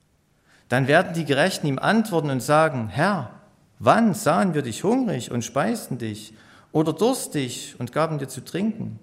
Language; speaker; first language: German; native; German